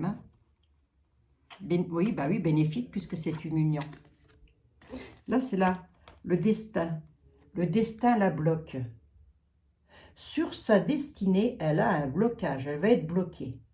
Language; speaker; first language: French; native; French